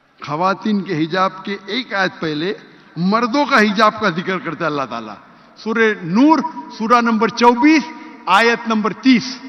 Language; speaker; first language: Urdu; non-native, local second language; Konkani